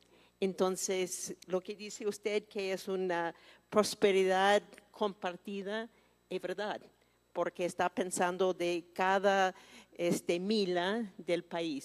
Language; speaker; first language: Spanish; non-native, fluent; English